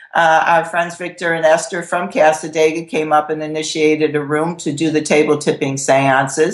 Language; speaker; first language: English; native; English